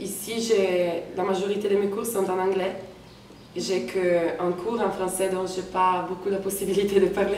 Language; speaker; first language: French; non-native, fluent; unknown